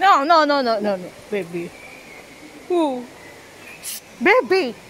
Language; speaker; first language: English; non-native, learner; Filipino